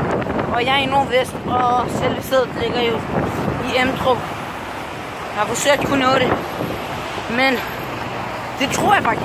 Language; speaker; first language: Danish; non-native, local second language; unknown